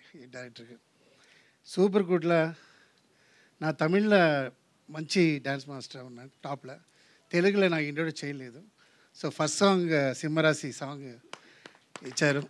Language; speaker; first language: Telugu; non-native, learner; Tamil